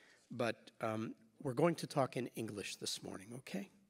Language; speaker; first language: English; native; English